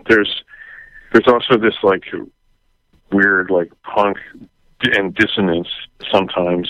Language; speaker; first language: English; native; English